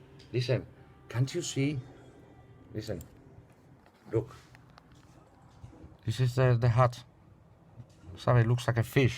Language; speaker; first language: English; non-native, fluent; Spanish